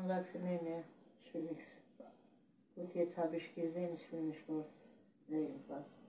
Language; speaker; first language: German; non-native, learner; Turkish